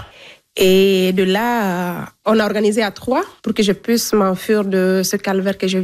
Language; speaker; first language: French; non-native, local second language; Fula